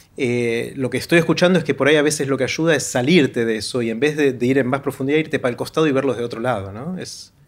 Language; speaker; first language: Spanish; native; Spanish